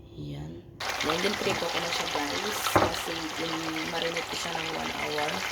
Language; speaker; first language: Filipino; non-native, local second language; Cebuano